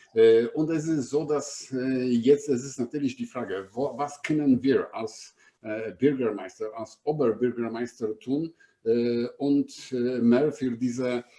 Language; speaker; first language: German; non-native, fluent; Polish